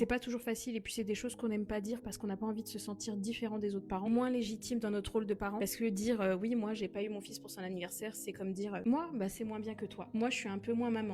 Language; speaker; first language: French; native; French